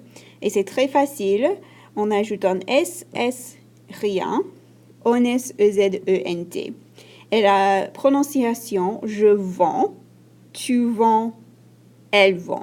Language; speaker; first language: French; non-native, fluent; English